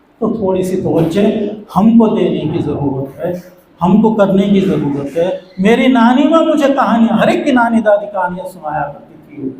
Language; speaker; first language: Urdu; native; Urdu